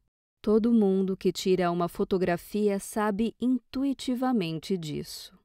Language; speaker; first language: Portuguese; native; Portuguese